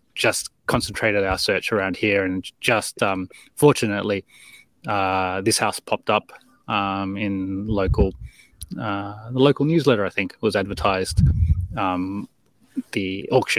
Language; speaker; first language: English; native; English